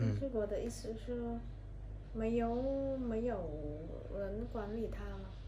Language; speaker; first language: Chinese; non-native, learner; Vietnamese